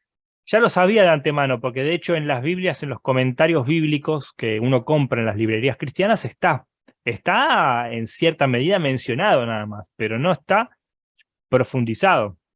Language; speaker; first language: Spanish; native; Spanish